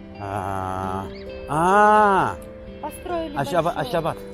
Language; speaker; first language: Russian; non-native, learner; Korean